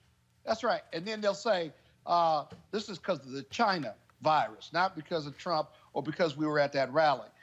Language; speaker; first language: English; native; English